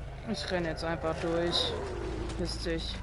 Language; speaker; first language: German; native; German